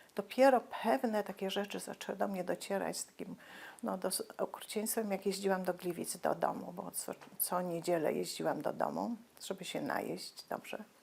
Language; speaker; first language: Polish; native; Polish